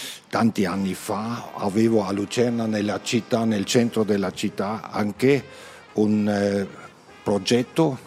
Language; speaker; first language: Italian; non-native, learner; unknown